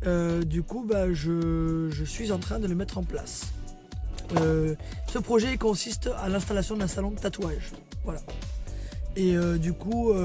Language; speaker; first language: French; native; French